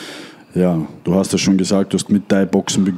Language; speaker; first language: German; native; German